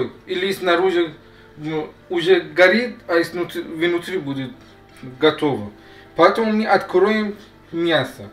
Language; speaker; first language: Russian; non-native, learner; Persian